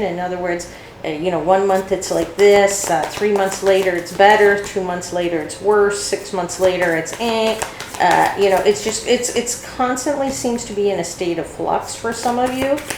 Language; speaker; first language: English; native; English